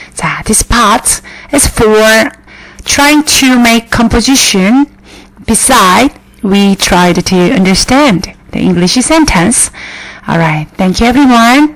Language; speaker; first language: English; non-native, fluent; Korean